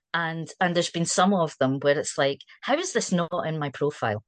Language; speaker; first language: English; native; English